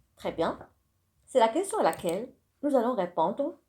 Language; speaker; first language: French; non-native, local second language; Arabic